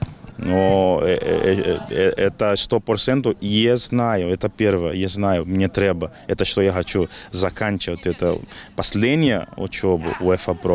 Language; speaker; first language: Russian; non-native, learner; Portuguese